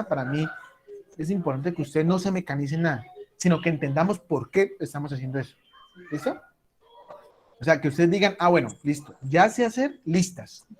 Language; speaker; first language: Spanish; native; Spanish